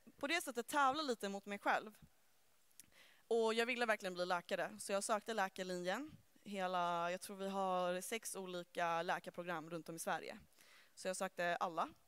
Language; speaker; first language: Swedish; early bilingual, other home language; Turkish